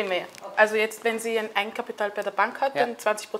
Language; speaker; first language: German; non-native, learner; Arabic